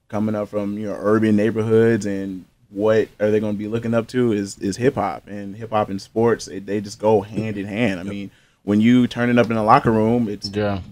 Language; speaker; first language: English; native; English